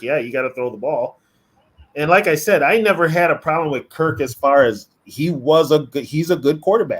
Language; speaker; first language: English; native; English